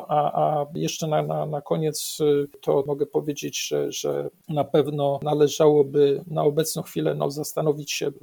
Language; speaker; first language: Polish; native; Polish